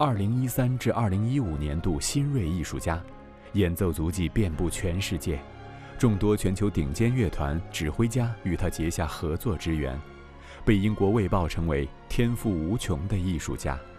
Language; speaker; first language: Chinese; native; Chinese